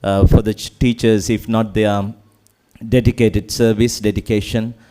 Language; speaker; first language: English; non-native, local second language; Sinhala